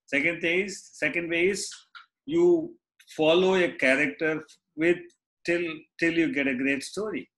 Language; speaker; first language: English; non-native, local second language; Tamil